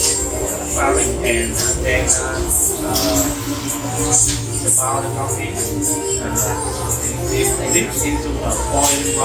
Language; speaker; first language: English; non-native, learner; Vietnamese